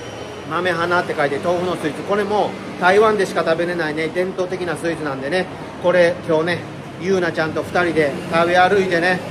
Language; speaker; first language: Japanese; native; Japanese